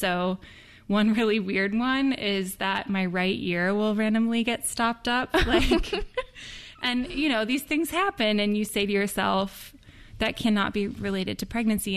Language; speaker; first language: English; native; English